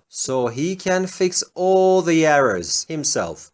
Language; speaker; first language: English; non-native, fluent; Turkish